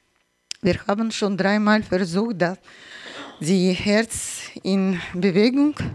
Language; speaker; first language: German; non-native, learner; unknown